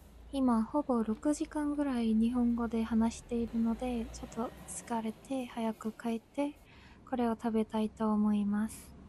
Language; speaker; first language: Japanese; non-native, fluent; Korean